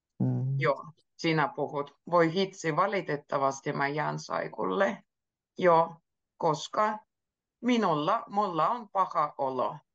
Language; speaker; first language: Finnish; native; Finnish